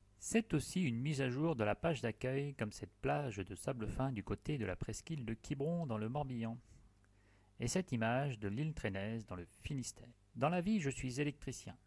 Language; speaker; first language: French; native; French